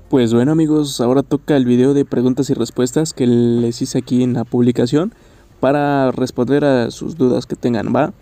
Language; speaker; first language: Spanish; native; Spanish